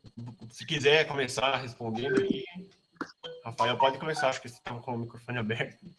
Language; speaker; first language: Portuguese; native; Portuguese